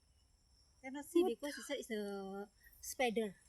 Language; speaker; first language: English; non-native, learner; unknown